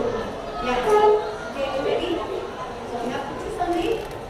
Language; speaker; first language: English; non-native, learner; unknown